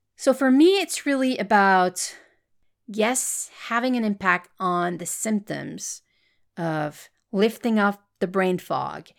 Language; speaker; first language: English; non-native, fluent; French